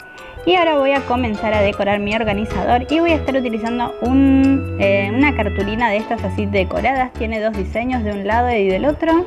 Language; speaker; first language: Spanish; native; Spanish